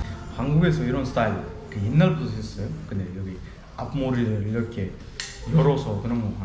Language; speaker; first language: Korean; non-native, fluent; Uzbek